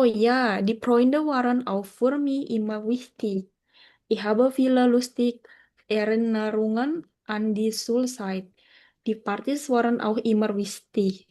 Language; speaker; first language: German; non-native, learner; Indonesian